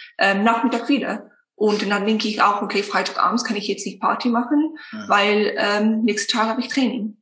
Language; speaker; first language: German; non-native, fluent; Afrikaans